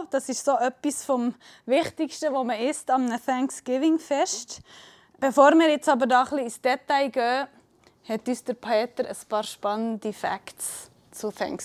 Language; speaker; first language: German; native; German